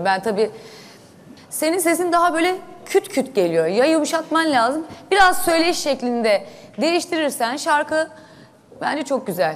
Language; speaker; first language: Turkish; native; Turkish